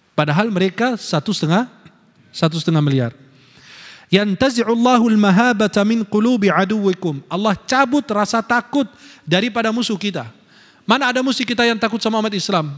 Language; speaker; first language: Indonesian; non-native, fluent; Arabic